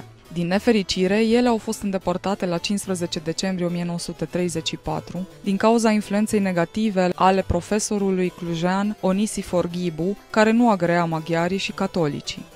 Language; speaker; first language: Romanian; native; Romanian